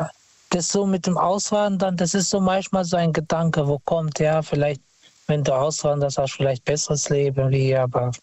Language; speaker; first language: German; non-native, fluent; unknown